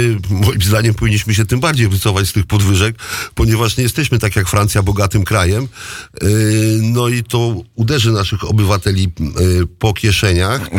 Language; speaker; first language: Polish; native; Polish